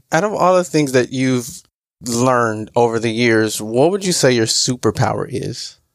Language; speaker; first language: English; native; English